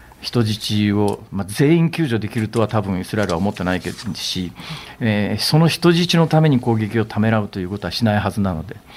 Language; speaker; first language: Japanese; native; Japanese